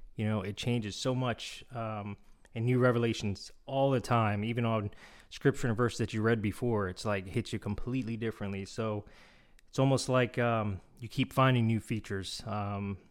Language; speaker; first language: English; non-native, fluent; Korean